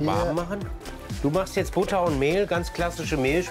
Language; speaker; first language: German; native; German